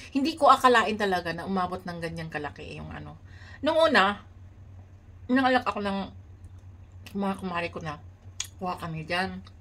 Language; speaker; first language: Filipino; native; Filipino